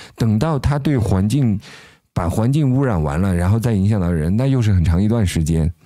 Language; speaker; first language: Chinese; native; Chinese